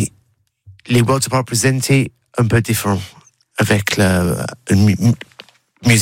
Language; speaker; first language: French; non-native, learner; English